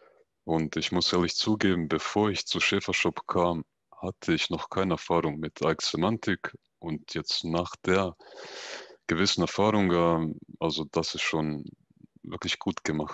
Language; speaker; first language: German; native; German